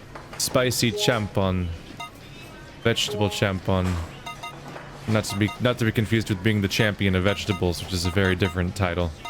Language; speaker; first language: English; native; English